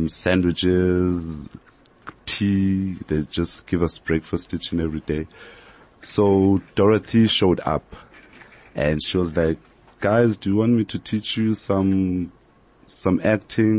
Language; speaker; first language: English; non-native, local second language; Xhosa